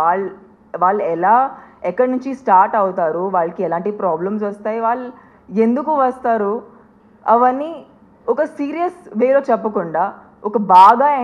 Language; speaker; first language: Telugu; non-native, fluent; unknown